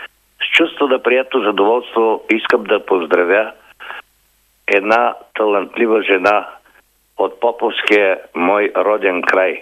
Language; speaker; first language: Bulgarian; native; Bulgarian